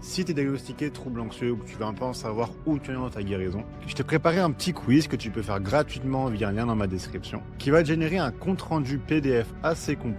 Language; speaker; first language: French; native; French